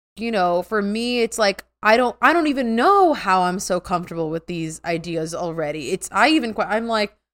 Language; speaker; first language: English; native; English